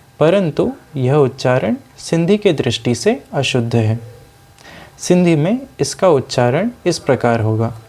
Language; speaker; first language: Hindi; non-native, local second language; Sindhi